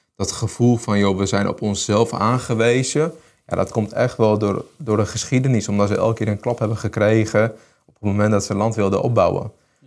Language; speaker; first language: Dutch; early bilingual, other home language; Armenian